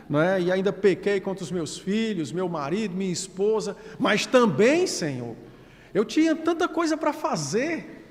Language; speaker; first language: Portuguese; native; Portuguese